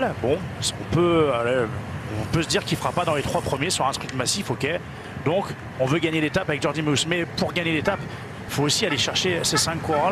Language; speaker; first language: French; native; French